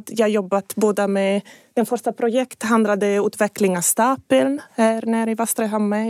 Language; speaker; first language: Swedish; non-native, fluent; Italian